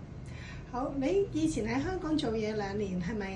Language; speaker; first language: Cantonese; native; Cantonese